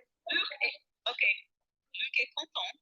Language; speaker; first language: French; non-native, learner; English